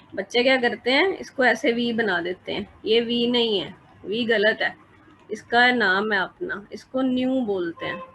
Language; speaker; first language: Hindi; non-native, local second language; Punjabi